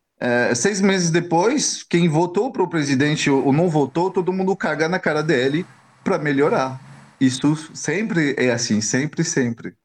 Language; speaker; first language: Portuguese; non-native, fluent; French